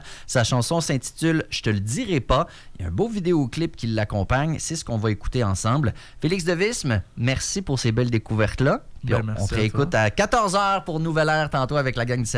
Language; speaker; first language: French; native; French